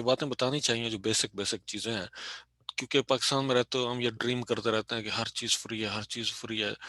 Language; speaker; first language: Urdu; non-native, local second language; Punjabi